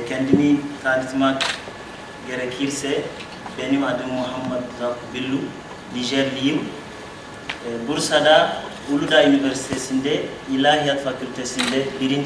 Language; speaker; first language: Turkish; non-native, learner; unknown